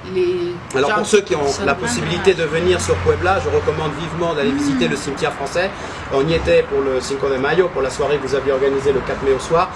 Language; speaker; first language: French; native; French